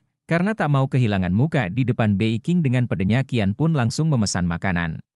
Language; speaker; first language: Indonesian; native; Indonesian